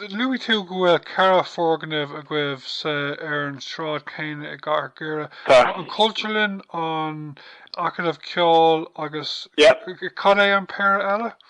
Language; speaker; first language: Irish; non-native, local second language; English